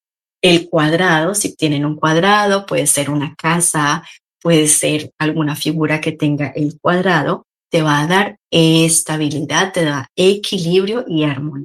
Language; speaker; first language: Spanish; native; Spanish